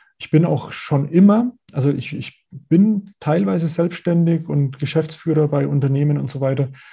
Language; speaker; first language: German; native; German